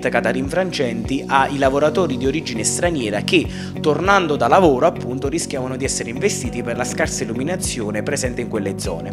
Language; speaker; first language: Italian; native; Italian